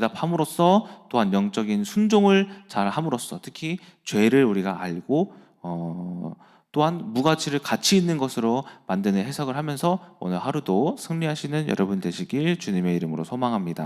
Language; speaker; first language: Korean; native; Korean